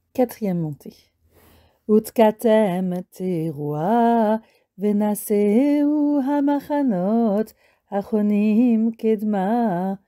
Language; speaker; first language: Hebrew; non-native, fluent; French